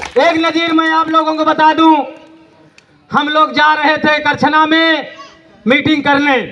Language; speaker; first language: Hindi; native; Hindi